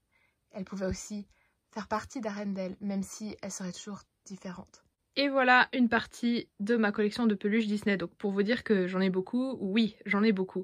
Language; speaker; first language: French; native; French